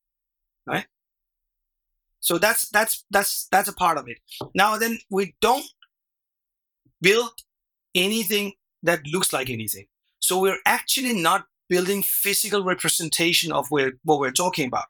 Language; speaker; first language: English; non-native, fluent; Danish